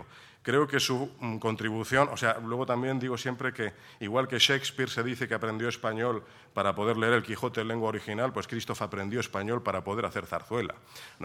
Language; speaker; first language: Spanish; native; Spanish